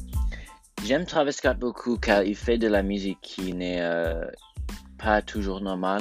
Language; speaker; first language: French; non-native, learner; English